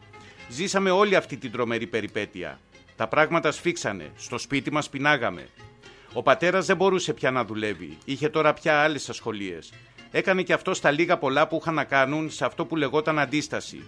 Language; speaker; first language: Greek; native; Greek